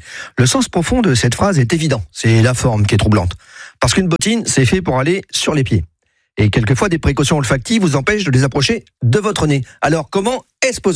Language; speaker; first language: French; native; French